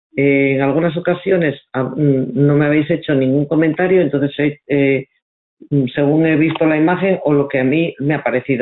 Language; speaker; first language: Spanish; native; Spanish